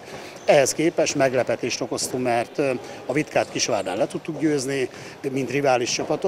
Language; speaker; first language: Hungarian; native; Hungarian